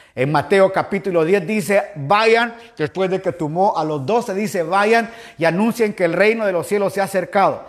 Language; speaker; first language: Spanish; native; Spanish